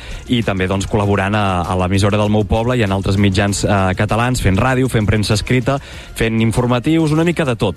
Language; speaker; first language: Catalan; native; Catalan